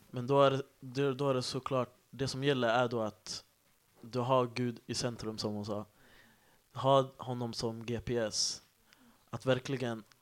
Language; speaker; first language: Swedish; early bilingual, other home language; Tigrinya